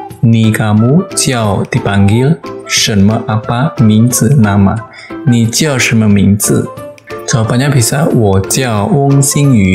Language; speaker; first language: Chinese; non-native, fluent; Indonesian